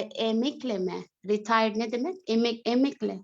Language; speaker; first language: Turkish; non-native, learner; Urdu